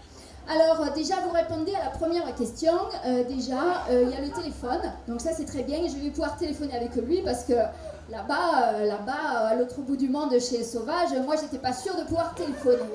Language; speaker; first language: French; native; French